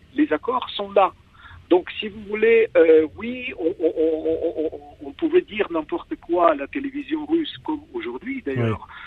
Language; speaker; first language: French; non-native, fluent; Ukrainian